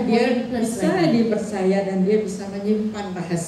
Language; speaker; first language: Indonesian; native; Indonesian